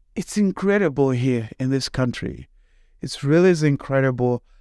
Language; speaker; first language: English; non-native, local second language; Shona